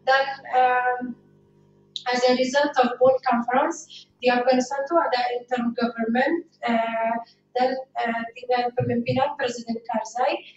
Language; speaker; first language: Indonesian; non-native, fluent; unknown